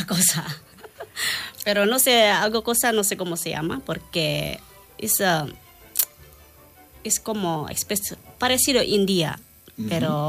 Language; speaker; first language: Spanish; non-native, learner; Indonesian